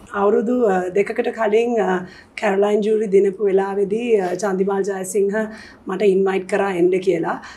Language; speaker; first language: Sinhala; native; Sinhala